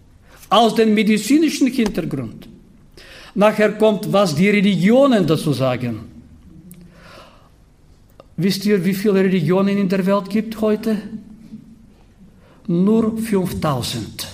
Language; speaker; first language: German; non-native, fluent; Bulgarian